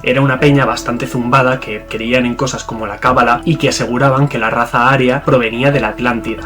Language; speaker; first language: Spanish; native; Spanish